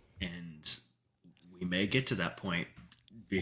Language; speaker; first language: English; native; English